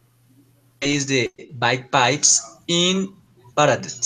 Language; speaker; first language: English; non-native, learner; Spanish